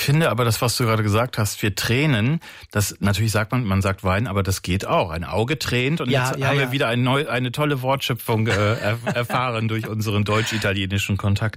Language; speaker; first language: German; native; German